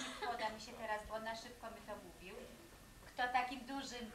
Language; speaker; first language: Polish; non-native, fluent; German